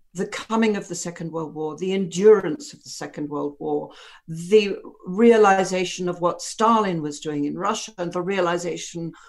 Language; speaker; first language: English; native; English